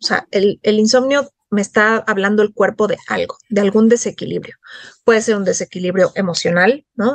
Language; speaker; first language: Spanish; native; Spanish